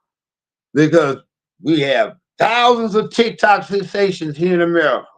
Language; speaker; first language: English; native; English